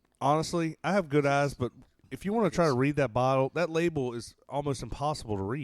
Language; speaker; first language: English; native; English